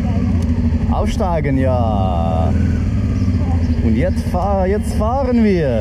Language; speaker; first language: German; non-native, learner; English